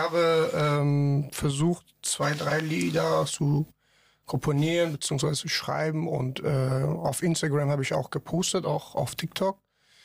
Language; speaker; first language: German; non-native, fluent; Persian